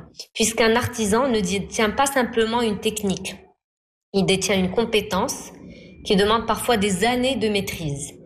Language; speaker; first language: French; non-native, local second language; Arabic